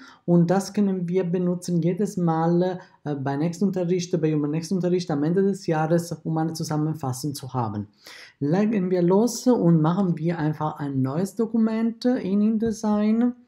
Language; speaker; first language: German; non-native, fluent; Italian